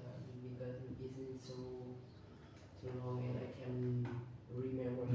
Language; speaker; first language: English; non-native, learner; Vietnamese